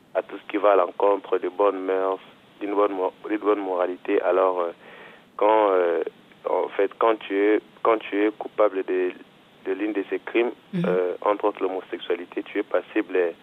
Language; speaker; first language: French; non-native, local second language; Lingala